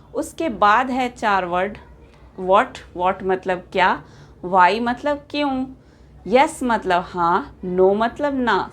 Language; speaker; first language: Hindi; native; Hindi